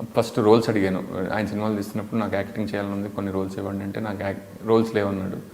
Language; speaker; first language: Telugu; native; Telugu